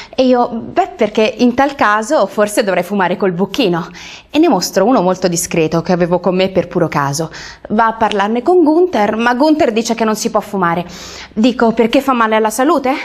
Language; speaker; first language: Italian; native; Italian